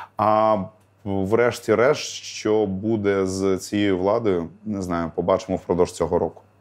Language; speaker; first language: Ukrainian; non-native, local second language; Russian